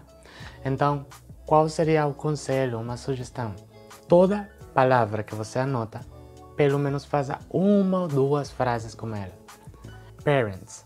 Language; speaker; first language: Portuguese; non-native, fluent; Spanish